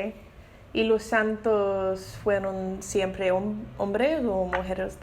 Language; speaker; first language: Spanish; non-native, learner; English